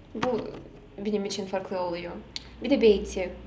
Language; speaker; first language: Turkish; non-native, fluent; Russian